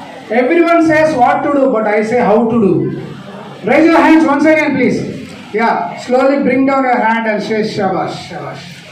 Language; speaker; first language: English; non-native, local second language; Telugu